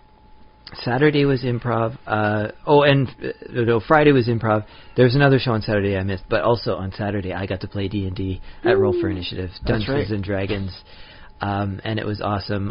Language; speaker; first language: English; native; English